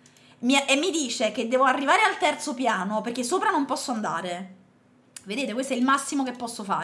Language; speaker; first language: Italian; native; Italian